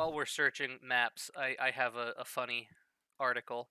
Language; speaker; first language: English; native; English